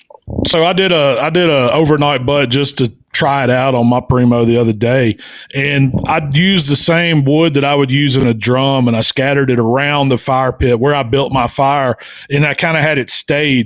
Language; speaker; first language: English; native; English